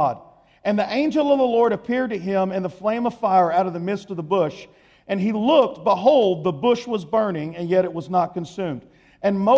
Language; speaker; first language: English; native; English